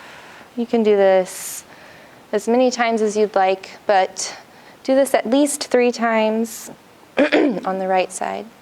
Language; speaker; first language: English; native; English